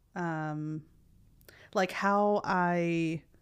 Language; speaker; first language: English; early bilingual, other home language; Spanish